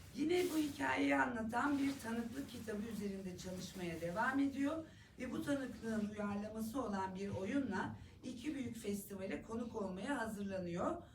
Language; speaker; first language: Turkish; native; Turkish